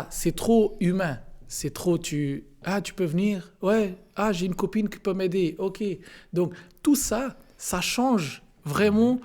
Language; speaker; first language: French; non-native, learner; Portuguese